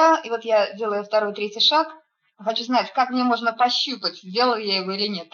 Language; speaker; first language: Russian; native; Russian